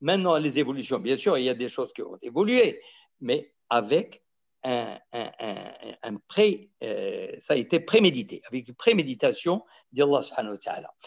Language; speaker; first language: French; non-native, local second language; Arabic